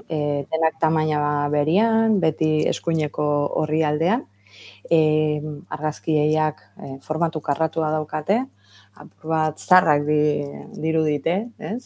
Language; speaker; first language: Basque; native; Basque